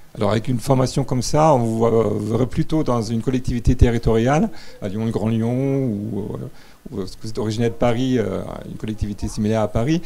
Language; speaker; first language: French; native; French